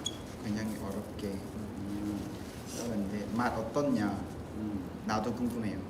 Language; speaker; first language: Korean; non-native, fluent; Vietnamese